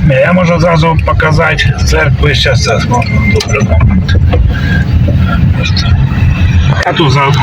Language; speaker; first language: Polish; non-native, learner; Ukrainian